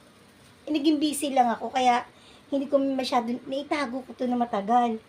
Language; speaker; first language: Filipino; native; Filipino